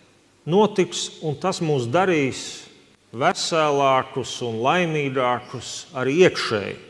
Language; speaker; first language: Latvian; native; Latvian